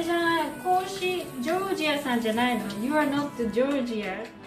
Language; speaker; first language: English; non-native, learner; Japanese